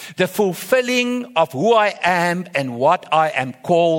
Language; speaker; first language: English; non-native, local second language; Afrikaans